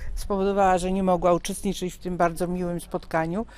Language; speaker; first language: Polish; native; Polish